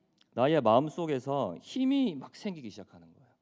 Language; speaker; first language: Korean; native; Korean